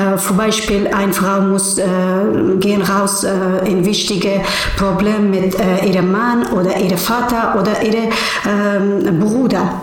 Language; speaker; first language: German; non-native, learner; Persian